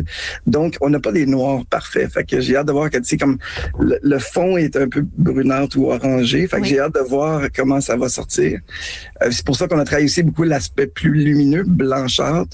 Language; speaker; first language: French; native; French